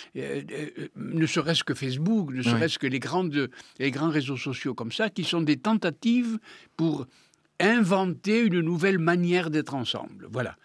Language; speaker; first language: French; native; French